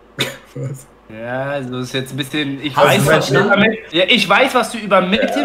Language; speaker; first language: German; native; German